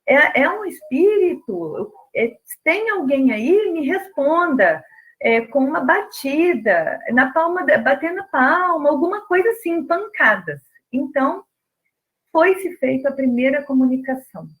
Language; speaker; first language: Portuguese; native; Portuguese